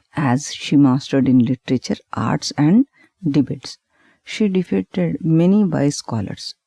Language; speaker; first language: English; non-native, local second language; Telugu